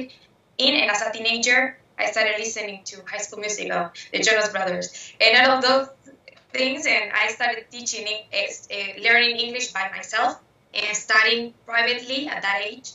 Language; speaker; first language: English; non-native, fluent; Spanish